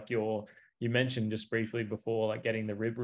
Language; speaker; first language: English; native; English